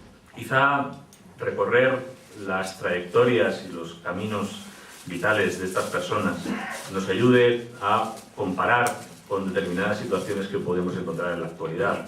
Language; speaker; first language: Spanish; native; Spanish